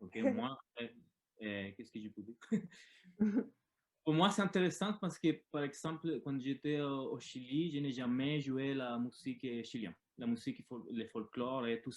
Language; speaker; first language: French; non-native, learner; Spanish